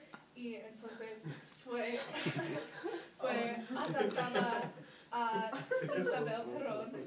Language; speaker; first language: Spanish; non-native, learner; English